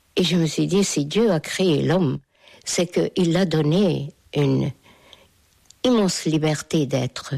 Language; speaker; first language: French; non-native, fluent; Hungarian